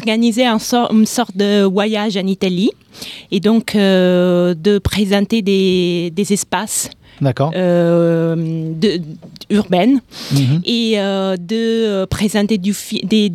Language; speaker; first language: French; non-native, fluent; Italian